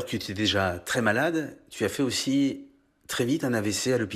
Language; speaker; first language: French; native; French